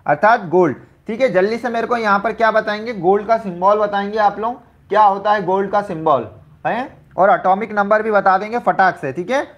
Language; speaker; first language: Hindi; native; Hindi